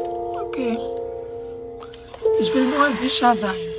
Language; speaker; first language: German; non-native, learner; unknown